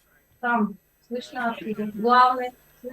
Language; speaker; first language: Russian; non-native, local second language; Uzbek